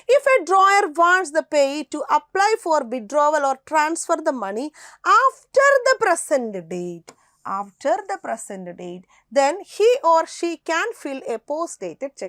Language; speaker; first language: English; non-native, local second language; Malayalam